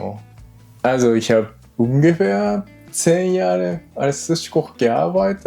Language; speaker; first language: German; non-native, learner; Japanese